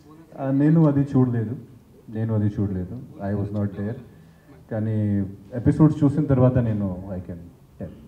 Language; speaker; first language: Telugu; non-native, fluent; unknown